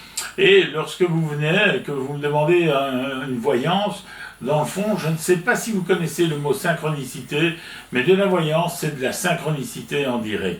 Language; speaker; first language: French; native; French